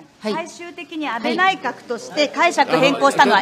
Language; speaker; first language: Japanese; native; Japanese